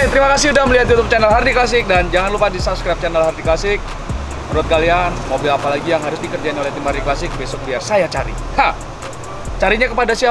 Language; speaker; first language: Indonesian; non-native, local second language; Javanese